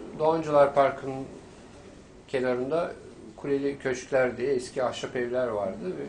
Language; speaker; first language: Turkish; native; Turkish